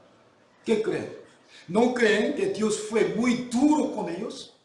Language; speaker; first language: Spanish; non-native, fluent; Korean